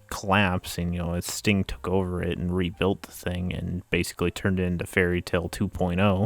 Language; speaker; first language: English; native; English